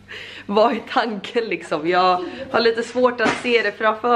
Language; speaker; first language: Swedish; native; Swedish